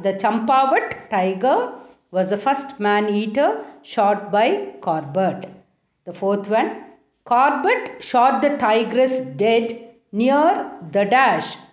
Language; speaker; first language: English; non-native, local second language; Tamil